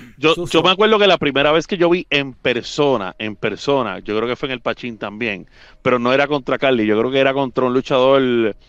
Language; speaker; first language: Spanish; native; Spanish